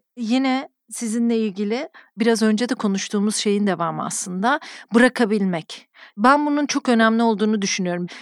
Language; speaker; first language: Turkish; native; Turkish